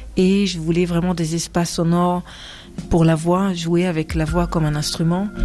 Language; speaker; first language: French; early bilingual, heritage; French